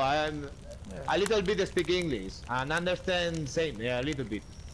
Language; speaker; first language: English; non-native, learner; Spanish